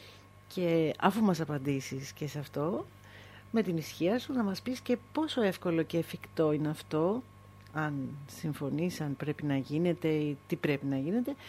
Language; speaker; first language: Greek; native; Greek